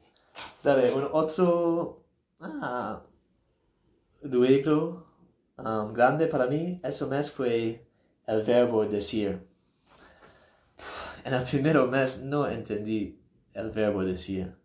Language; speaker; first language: Spanish; non-native, learner; English